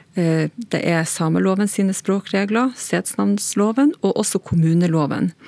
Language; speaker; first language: Norwegian; native; Norwegian